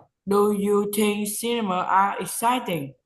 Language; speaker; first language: English; non-native, learner; Vietnamese